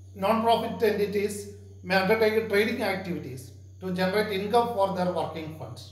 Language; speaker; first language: English; non-native, local second language; Malayalam